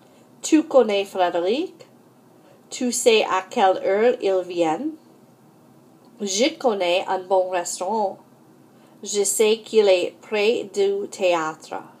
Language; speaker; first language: French; non-native, fluent; English